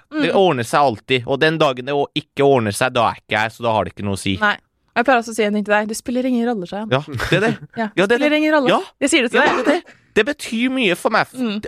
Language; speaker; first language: Norwegian; early bilingual, other home language; Persian